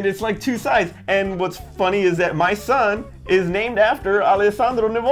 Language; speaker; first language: English; native; English